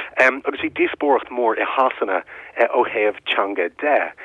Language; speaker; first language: Irish; non-native, local second language; English